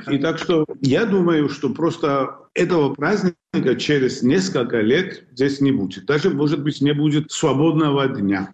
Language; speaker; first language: Russian; non-native, local second language; Georgian